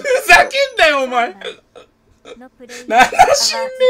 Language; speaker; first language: Japanese; native; Japanese